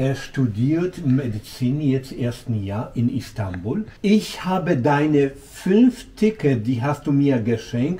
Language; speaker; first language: German; non-native, learner; Polish